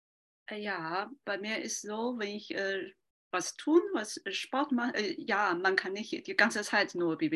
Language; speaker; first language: German; non-native, learner; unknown